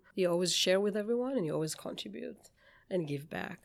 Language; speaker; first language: English; non-native, fluent; Hebrew